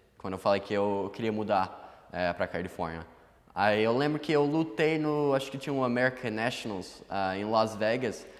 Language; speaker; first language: Portuguese; non-native, fluent; English